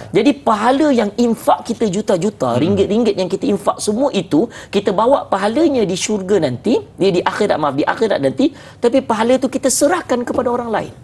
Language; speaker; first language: Malay; native; Malay